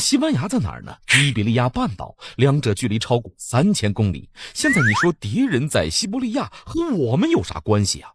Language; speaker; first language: Chinese; native; Chinese